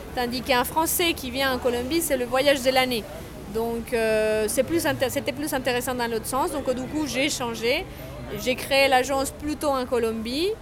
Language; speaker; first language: French; non-native, fluent; Spanish